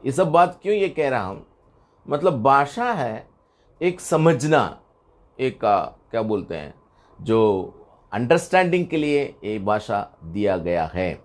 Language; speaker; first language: Hindi; non-native, local second language; Tamil